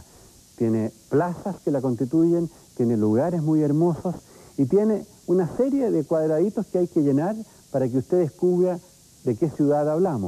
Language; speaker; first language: Spanish; native; Spanish